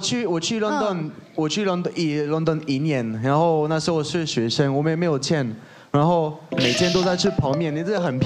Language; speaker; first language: Chinese; non-native, fluent; French